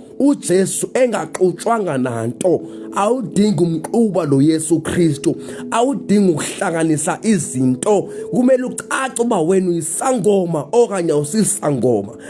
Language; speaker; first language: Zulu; non-native, local second language; Xhosa